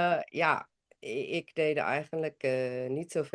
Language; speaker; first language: Dutch; non-native, fluent; English